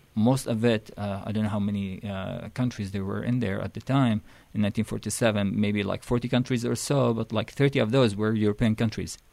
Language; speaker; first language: English; non-native, fluent; Arabic